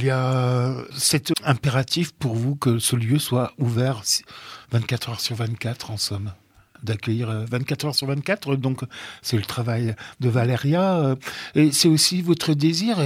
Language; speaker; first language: French; native; French